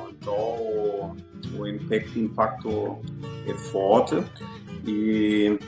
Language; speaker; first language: Portuguese; non-native, fluent; German